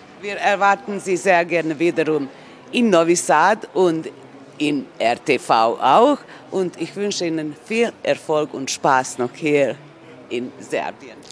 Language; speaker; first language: German; non-native, local second language; Serbian